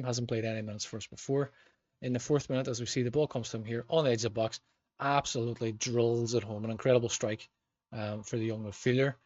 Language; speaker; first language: English; native; English